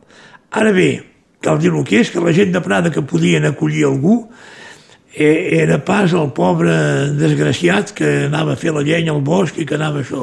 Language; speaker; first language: Catalan; native; Catalan